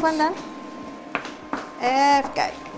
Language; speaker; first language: Dutch; non-native, learner; Indonesian